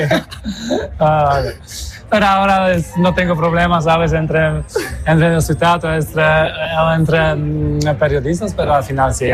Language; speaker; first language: Spanish; non-native, fluent; Polish